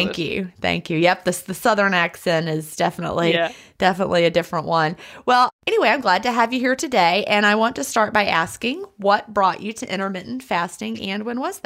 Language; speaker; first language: English; native; English